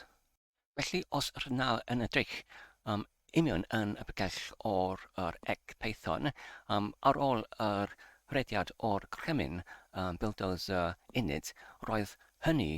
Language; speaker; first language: Welsh; non-native, learner; English